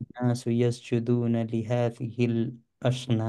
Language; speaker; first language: Arabic; non-native, learner; Hindi